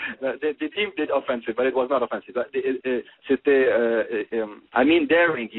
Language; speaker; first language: English; non-native, fluent; Arabic